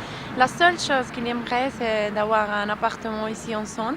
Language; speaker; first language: French; non-native, local second language; Italian